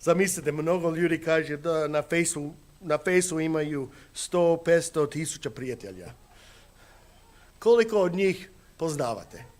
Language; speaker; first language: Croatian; non-native, fluent; English